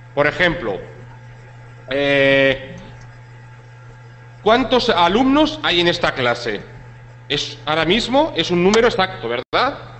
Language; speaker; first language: Spanish; native; Spanish